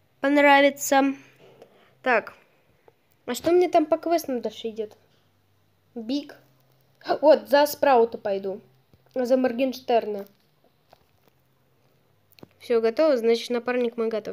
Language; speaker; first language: Russian; native; Russian